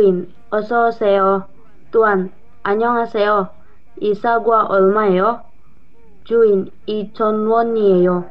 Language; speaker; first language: Korean; non-native, learner; Indonesian